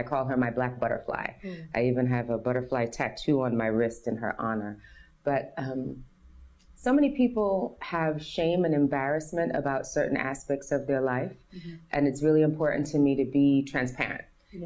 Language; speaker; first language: English; native; English